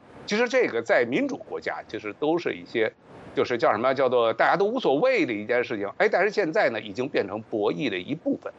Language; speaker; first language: Chinese; native; Chinese